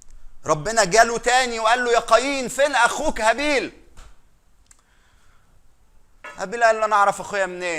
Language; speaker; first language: Arabic; native; Arabic